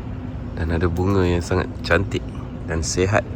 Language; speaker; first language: Malay; native; Malay